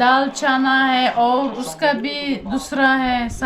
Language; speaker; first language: Hindi; non-native, learner; Tajik